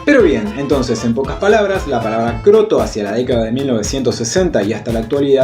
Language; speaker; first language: Spanish; native; Spanish